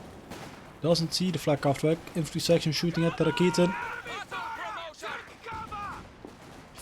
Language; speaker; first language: English; non-native, fluent; Dutch